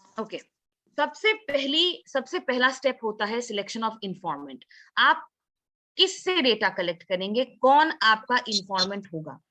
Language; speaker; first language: Hindi; non-native, local second language; Assamese